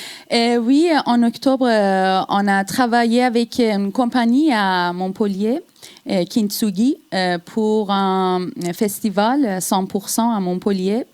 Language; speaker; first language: French; non-native, fluent; Persian